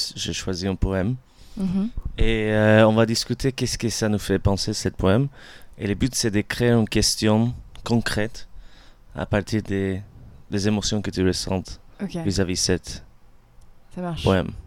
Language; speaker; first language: French; early bilingual, other home language; English